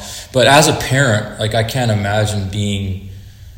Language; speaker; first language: English; native; English